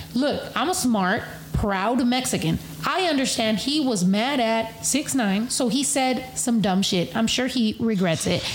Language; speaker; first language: English; early bilingual, other home language; Spanish